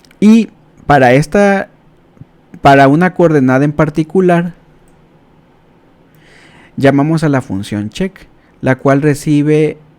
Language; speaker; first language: Spanish; native; Spanish